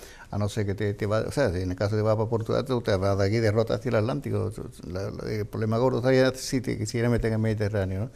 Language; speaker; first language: Spanish; native; Spanish